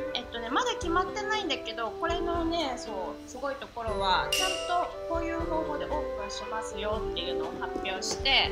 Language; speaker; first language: Japanese; native; Japanese